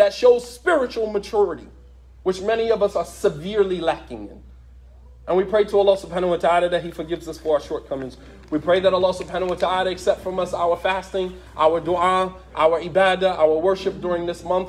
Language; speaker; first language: English; native; English